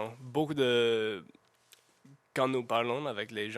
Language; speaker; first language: French; non-native, learner; English